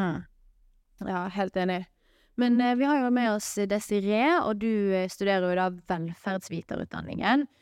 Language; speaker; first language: Norwegian; native; Norwegian